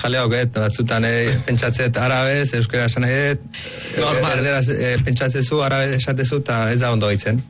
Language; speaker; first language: Basque; early bilingual, other home language; Arabic